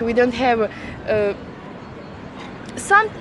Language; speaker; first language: English; non-native, learner; Bosnian